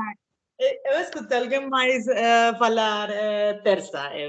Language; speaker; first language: Portuguese; non-native, fluent; Spanish